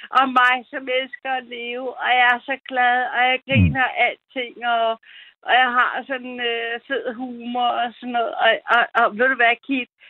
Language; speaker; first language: Danish; early bilingual, other home language; German